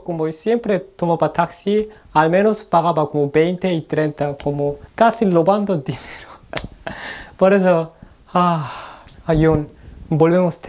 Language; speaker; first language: Spanish; non-native, learner; Korean